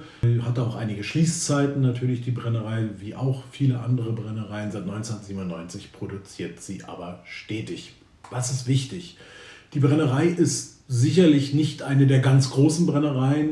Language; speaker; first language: German; native; German